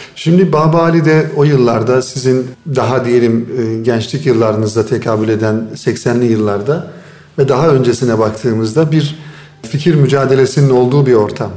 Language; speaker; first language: Turkish; native; Turkish